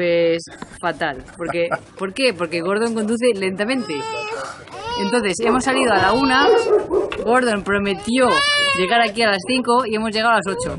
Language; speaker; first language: Spanish; native; Spanish